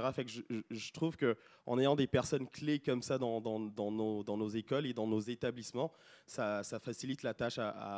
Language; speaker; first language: French; non-native, local second language; Lingala